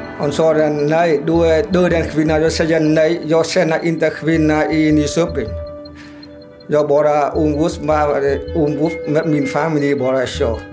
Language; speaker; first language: Swedish; non-native, learner; Vietnamese